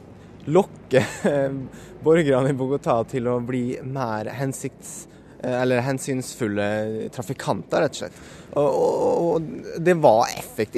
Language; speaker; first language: Norwegian; native; Norwegian